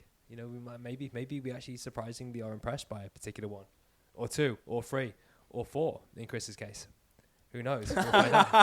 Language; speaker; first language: English; native; English